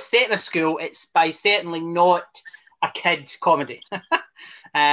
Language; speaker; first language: English; native; English